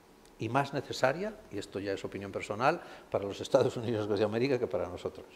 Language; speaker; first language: Spanish; native; Spanish